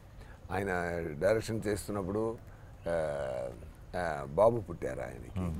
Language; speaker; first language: Telugu; non-native, learner; Tamil